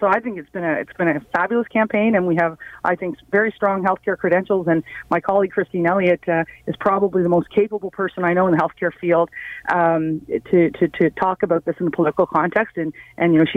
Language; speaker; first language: English; native; English